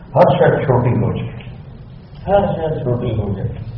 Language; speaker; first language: Urdu; non-native, local second language; Punjabi